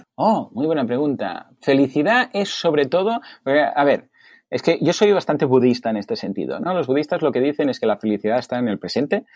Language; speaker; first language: Spanish; native; Spanish